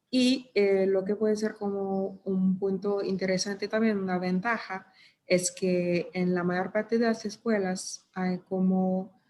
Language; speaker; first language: Spanish; non-native, fluent; French